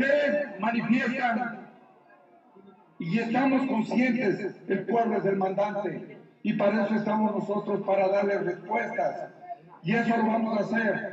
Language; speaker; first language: Spanish; native; Spanish